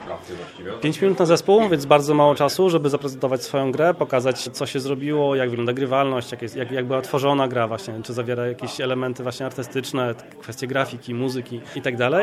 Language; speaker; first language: Polish; native; Polish